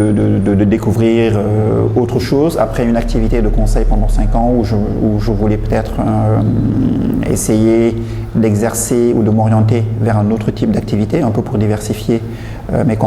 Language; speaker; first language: French; non-native, local second language; Wolof